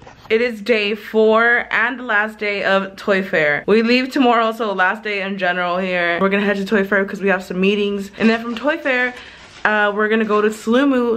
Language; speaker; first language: English; early bilingual, other home language; Spanish